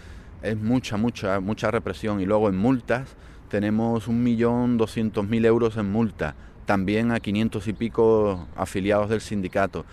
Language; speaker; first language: Spanish; native; Spanish